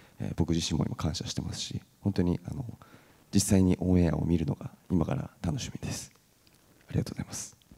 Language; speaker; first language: Japanese; native; Japanese